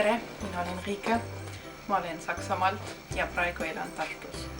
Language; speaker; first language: Estonian; non-native, learner; German